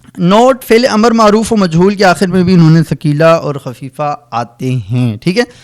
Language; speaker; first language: Urdu; native; Urdu